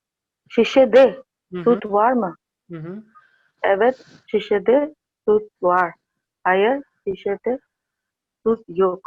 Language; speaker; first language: Turkish; non-native, learner; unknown